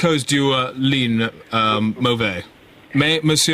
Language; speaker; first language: French; non-native, learner; English